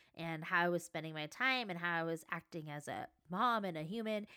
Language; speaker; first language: English; native; English